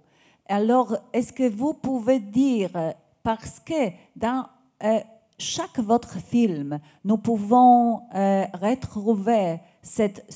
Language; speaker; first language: French; non-native, learner; Polish